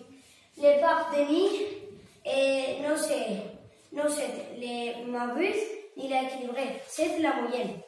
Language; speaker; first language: French; non-native, learner; Spanish